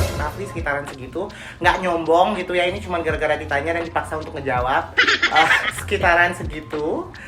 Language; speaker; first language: Indonesian; non-native, local second language; Balinese